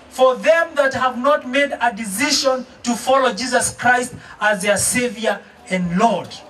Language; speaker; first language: English; non-native, local second language; Swahili